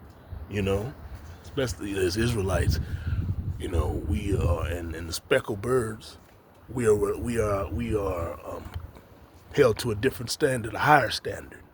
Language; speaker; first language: English; native; English